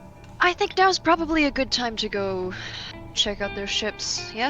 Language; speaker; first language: English; native; English